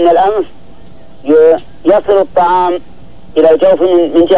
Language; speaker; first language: Arabic; native; Arabic